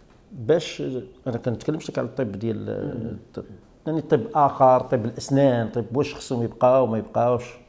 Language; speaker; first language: Arabic; native; Arabic